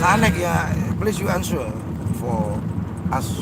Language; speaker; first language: English; non-native, learner; Indonesian